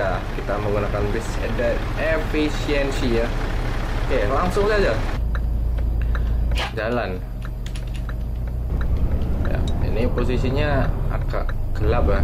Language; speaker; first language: Indonesian; native; Indonesian